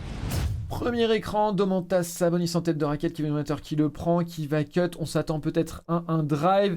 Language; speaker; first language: French; native; French